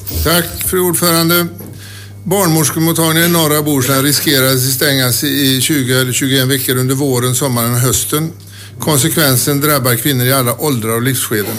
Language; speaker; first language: Swedish; native; Swedish